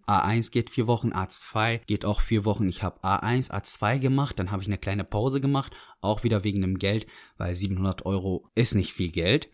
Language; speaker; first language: German; non-native, fluent; Arabic